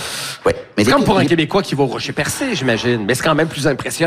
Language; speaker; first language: French; native; French